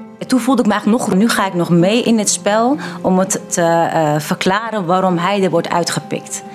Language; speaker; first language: Dutch; early bilingual, other home language; Turkish